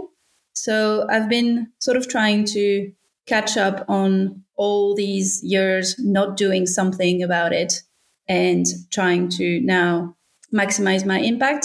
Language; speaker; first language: English; non-native, fluent; French